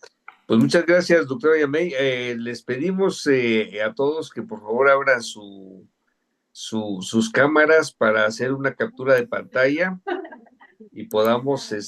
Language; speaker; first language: Spanish; native; Spanish